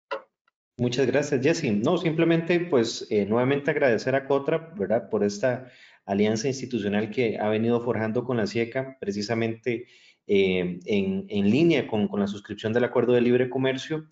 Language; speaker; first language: Spanish; native; Spanish